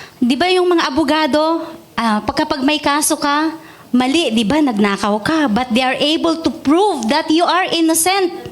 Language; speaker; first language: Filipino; non-native, local second language; Iloko